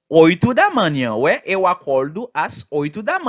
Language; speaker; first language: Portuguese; non-native, fluent; Haitian Creole